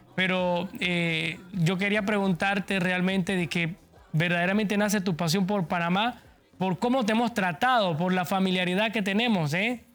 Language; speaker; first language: Spanish; native; Spanish